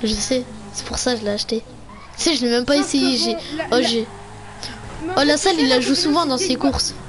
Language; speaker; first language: French; native; French